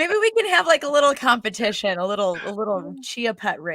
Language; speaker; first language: English; native; English